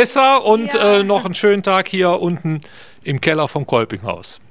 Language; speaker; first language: German; native; German